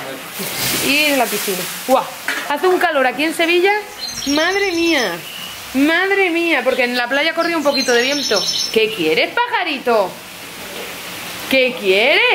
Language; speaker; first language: Spanish; native; Spanish